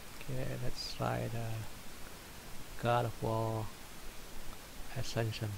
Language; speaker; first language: English; non-native, local second language; Malay